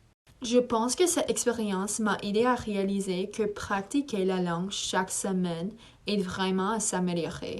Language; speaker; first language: French; non-native, learner; English